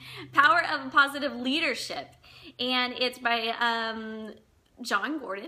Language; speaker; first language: English; native; English